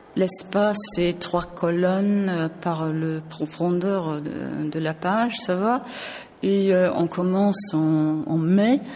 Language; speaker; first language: French; non-native, fluent; English